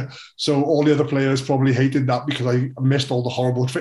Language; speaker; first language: English; native; English